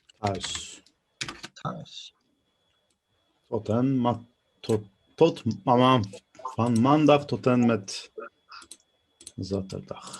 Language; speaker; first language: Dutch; non-native, learner; Turkish